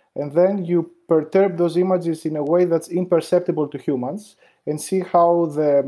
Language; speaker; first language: English; non-native, fluent; Greek